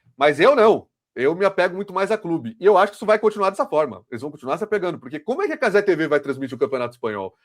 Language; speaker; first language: Portuguese; native; Portuguese